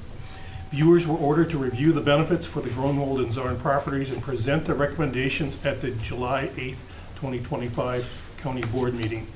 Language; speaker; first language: English; native; English